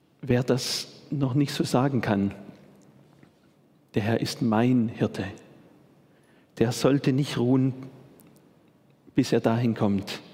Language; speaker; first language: German; native; German